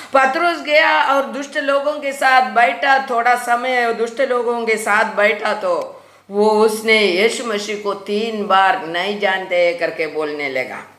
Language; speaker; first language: Hindi; non-native, local second language; Malayalam